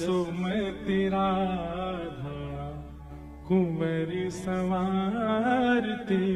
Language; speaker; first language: Hindi; native; Hindi